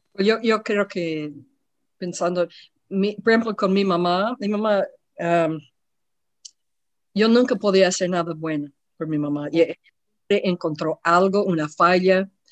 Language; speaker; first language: Spanish; non-native, learner; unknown